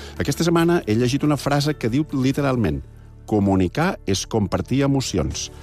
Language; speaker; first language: Catalan; native; Catalan